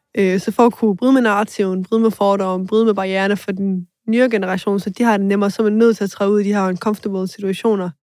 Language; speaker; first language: Danish; early bilingual, other home language; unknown